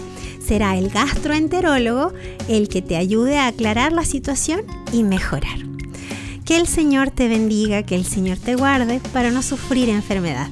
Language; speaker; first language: Spanish; native; Spanish